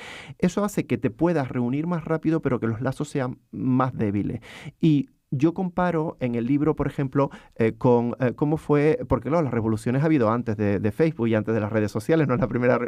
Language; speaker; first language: Spanish; native; Spanish